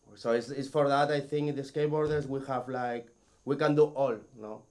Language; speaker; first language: English; non-native, learner; Spanish